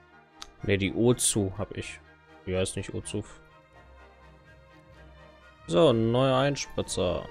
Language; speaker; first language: German; native; German